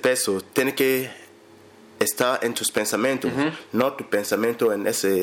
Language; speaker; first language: Spanish; non-native, learner; English